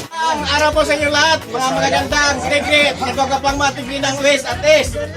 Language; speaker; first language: Filipino; non-native, local second language; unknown